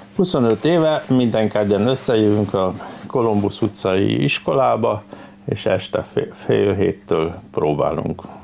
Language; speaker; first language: Hungarian; native; Hungarian